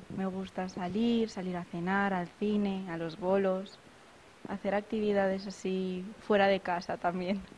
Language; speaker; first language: Spanish; native; Spanish